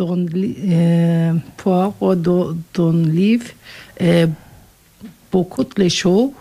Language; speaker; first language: French; non-native, learner; Turkish